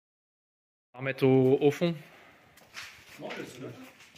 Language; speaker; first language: French; native; French